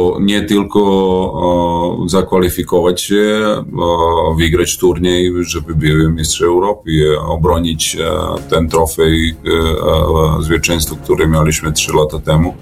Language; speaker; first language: Polish; non-native, fluent; Serbian